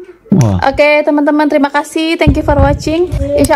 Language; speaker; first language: Indonesian; non-native, local second language; Javanese